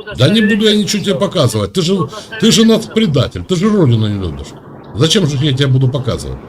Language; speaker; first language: Russian; native; Russian